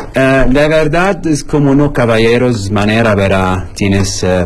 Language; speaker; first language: Spanish; non-native, learner; Arabic